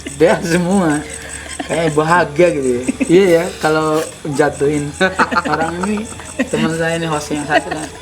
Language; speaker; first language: Indonesian; native; Indonesian